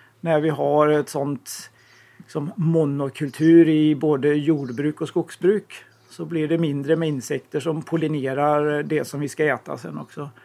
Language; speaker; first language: Swedish; native; Swedish